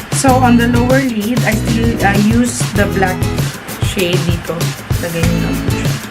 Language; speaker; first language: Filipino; non-native, local second language; Cebuano